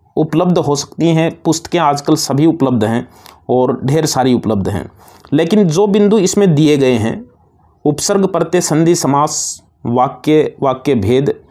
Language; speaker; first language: Hindi; native; Hindi